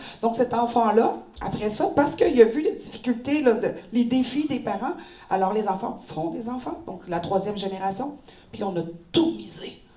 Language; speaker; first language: French; native; French